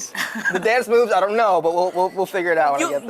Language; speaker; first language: English; native; English